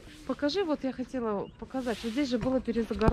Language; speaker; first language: Russian; native; Russian